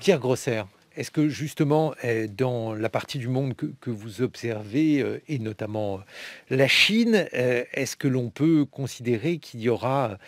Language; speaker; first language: French; native; French